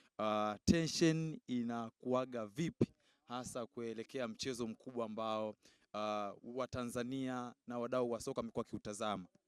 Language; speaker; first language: Swahili; native; Swahili